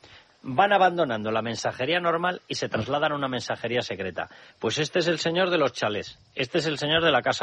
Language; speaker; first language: Spanish; native; Spanish